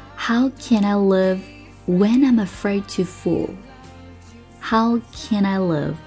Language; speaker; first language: English; non-native, fluent; Chinese